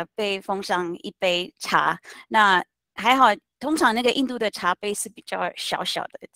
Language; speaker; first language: Chinese; non-native, fluent; Hindi